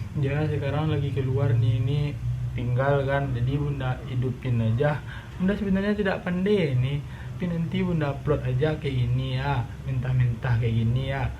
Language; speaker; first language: Indonesian; non-native, local second language; Minangkabau